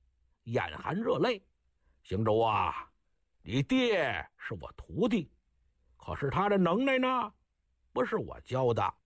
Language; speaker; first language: Chinese; native; Chinese